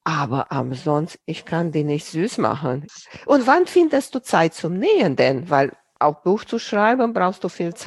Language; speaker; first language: German; non-native, fluent; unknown